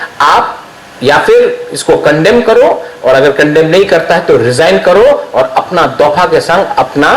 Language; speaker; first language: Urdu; non-native, local second language; Kok Borok